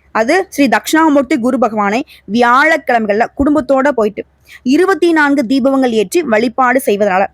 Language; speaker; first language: Tamil; native; Tamil